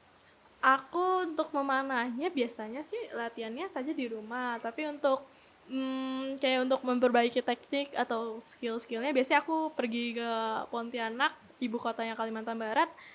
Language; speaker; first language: Indonesian; native; Indonesian